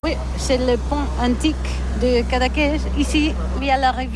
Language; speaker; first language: French; non-native, learner; Catalan